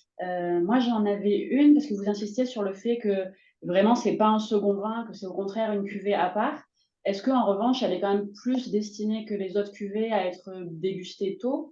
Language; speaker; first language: French; native; French